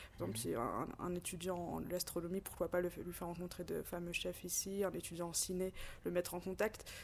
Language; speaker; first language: French; native; French